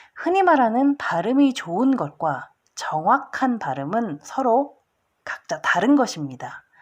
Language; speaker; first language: Korean; early bilingual, heritage; Korean